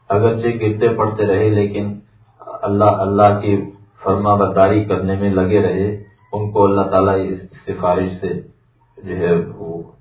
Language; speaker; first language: Urdu; native; Urdu